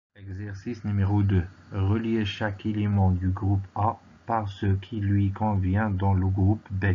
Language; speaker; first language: French; non-native, local second language; Arabic